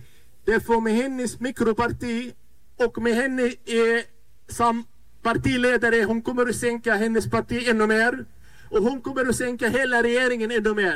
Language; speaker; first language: Swedish; non-native, fluent; Arabic